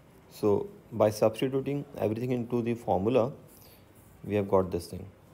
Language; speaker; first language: English; non-native, local second language; Urdu